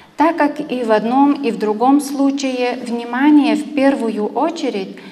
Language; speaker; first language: Russian; non-native, fluent; Lithuanian